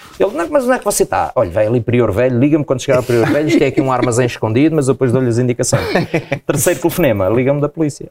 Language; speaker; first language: Portuguese; native; Portuguese